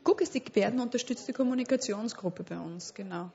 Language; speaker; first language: German; native; German